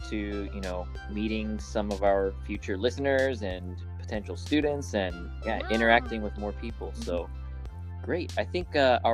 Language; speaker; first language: English; native; English